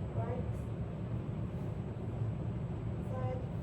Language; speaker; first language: English; non-native, learner; Korean